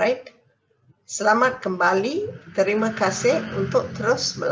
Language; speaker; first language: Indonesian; non-native, local second language; Tamil